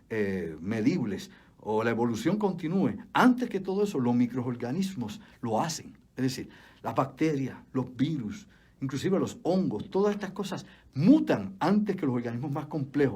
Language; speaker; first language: Spanish; native; Spanish